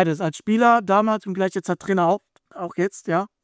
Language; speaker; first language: German; native; German